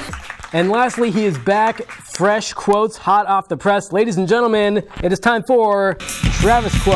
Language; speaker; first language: English; native; English